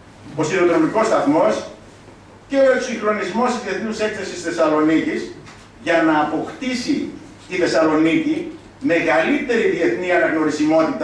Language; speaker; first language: Greek; native; Greek